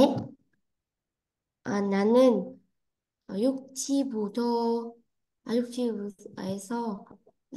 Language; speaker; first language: Korean; non-native, learner; Vietnamese